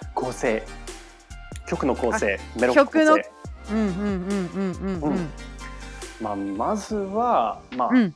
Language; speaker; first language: Japanese; non-native, fluent; English